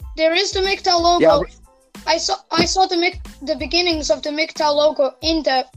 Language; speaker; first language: English; non-native, fluent; Serbian